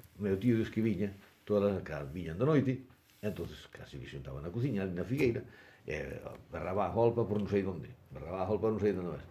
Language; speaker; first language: Galician; native; Galician